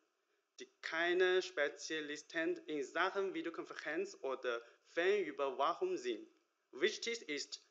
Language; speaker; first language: German; non-native, learner; Chinese